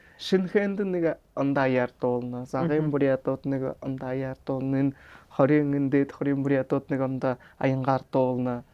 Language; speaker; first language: Mongolian; non-native, local second language; Buriat